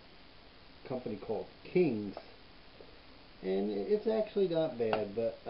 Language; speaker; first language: English; native; English